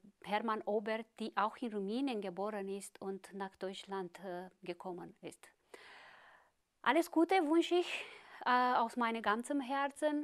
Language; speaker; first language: German; non-native, fluent; Romanian